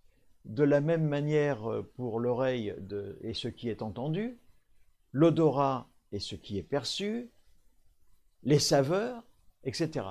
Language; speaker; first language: French; native; French